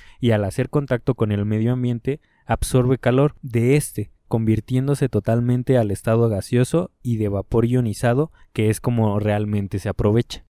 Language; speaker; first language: Spanish; native; Spanish